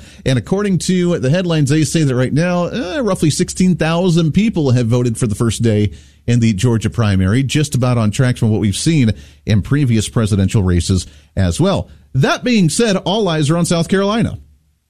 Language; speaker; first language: English; native; English